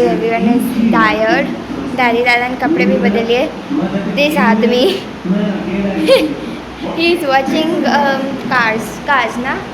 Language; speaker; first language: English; non-native, local second language; Hindi